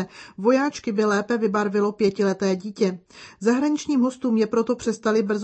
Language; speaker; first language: Czech; native; Czech